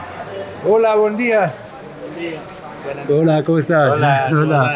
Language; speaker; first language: Spanish; non-native, learner; Persian